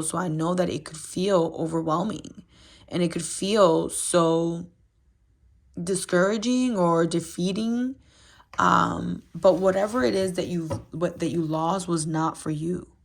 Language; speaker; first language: English; native; English